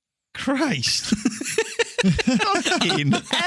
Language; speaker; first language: English; native; English